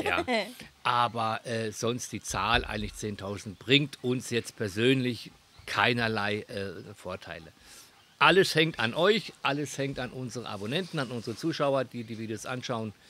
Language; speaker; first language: German; native; German